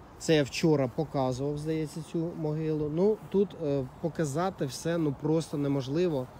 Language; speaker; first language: Ukrainian; non-native, local second language; Russian